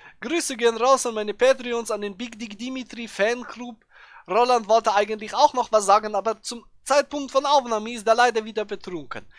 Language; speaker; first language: German; native; German